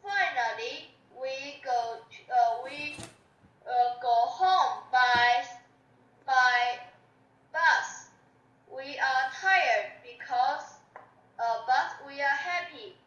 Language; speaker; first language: English; non-native, learner; Chinese